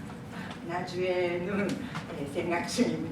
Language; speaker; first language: Korean; non-native, fluent; Japanese